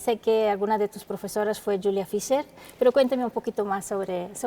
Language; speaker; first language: Spanish; native; Spanish